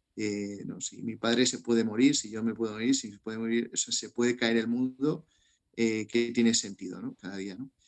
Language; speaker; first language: Spanish; native; Spanish